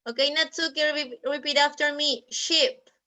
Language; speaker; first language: English; non-native, fluent; Spanish